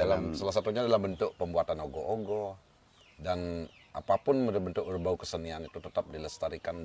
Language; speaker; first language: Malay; non-native, local second language; Balinese